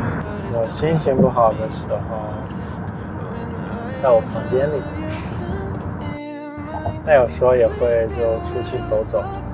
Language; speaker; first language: Chinese; early bilingual, heritage; Chinese